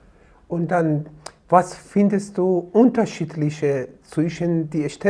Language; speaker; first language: German; non-native, learner; Persian